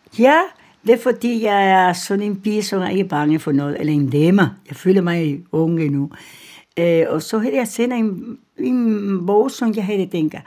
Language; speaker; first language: Danish; non-native, fluent; Spanish